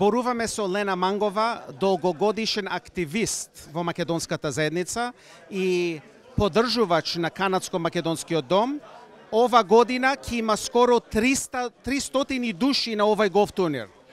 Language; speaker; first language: Macedonian; early bilingual, heritage; Macedonian